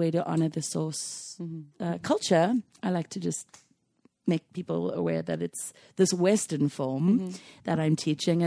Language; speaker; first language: English; native; English